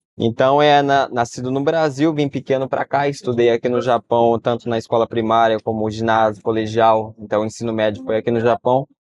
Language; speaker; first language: Portuguese; early bilingual, heritage; Portuguese